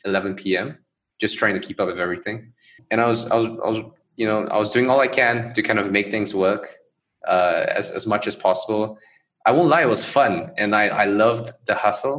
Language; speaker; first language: English; non-native, local second language; Chinese